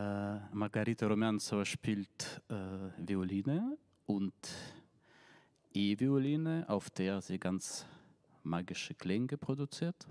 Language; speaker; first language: German; non-native, fluent; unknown